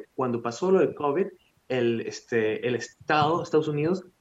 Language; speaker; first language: Spanish; early bilingual, heritage; Spanish